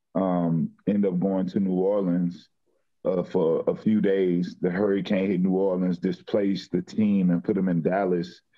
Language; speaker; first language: English; native; English